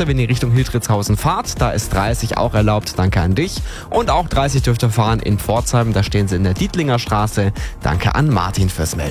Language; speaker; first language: German; native; German